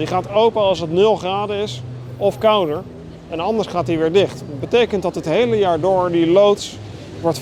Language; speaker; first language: Dutch; native; Dutch